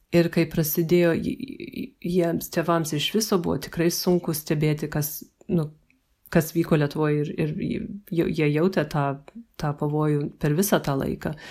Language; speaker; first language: Lithuanian; early bilingual, heritage; Lithuanian